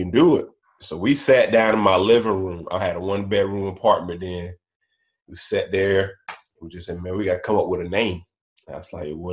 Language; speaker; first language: English; native; English